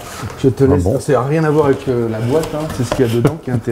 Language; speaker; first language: French; native; French